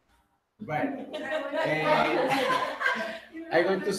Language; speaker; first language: English; non-native, learner; Spanish